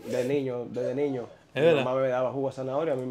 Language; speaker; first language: Spanish; native; Spanish